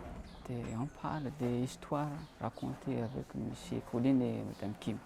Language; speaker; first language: French; non-native, local second language; Malagasy